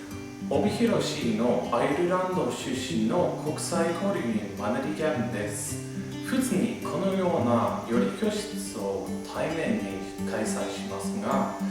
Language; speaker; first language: Japanese; non-native, fluent; English